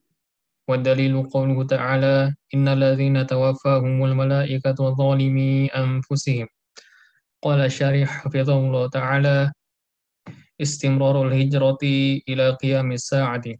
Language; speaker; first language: Arabic; non-native, learner; Indonesian